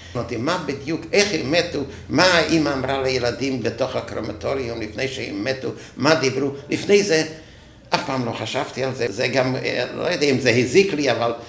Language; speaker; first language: Hebrew; non-native, fluent; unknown